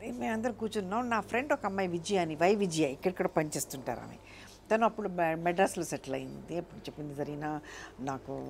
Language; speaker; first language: Telugu; non-native, local second language; Urdu